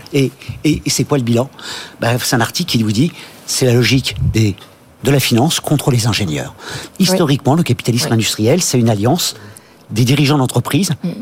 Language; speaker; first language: French; native; French